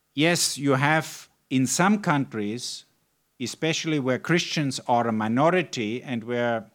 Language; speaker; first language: English; non-native, fluent; German